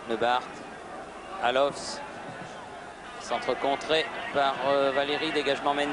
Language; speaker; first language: French; native; French